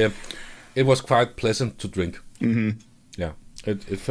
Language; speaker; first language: English; non-native, fluent; Danish